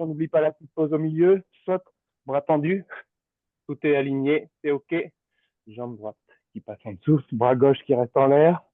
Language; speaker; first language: French; native; French